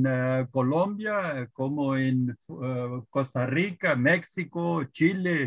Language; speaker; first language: Spanish; non-native, fluent; Portuguese